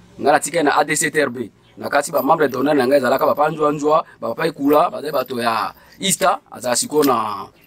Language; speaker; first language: Lingala; native; Lingala